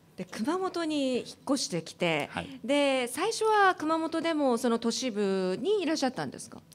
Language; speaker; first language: Japanese; native; Japanese